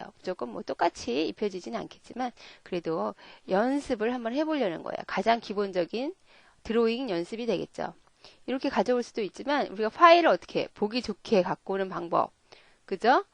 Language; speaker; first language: Korean; native; Korean